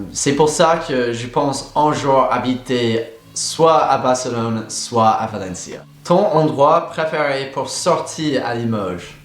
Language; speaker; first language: French; non-native, fluent; English